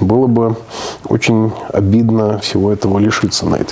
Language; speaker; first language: Russian; native; Russian